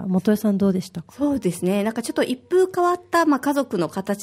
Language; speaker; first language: Japanese; native; Japanese